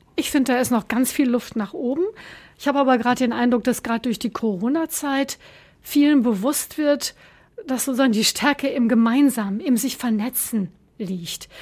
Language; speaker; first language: German; native; German